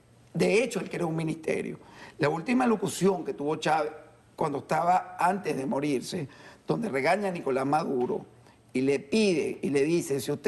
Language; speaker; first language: Spanish; native; Spanish